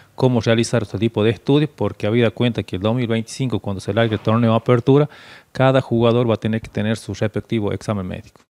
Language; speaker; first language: Spanish; native; Spanish